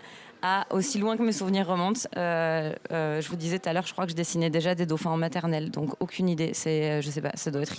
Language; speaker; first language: French; native; French